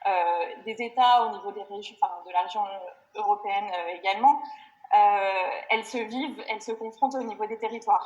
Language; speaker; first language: French; native; French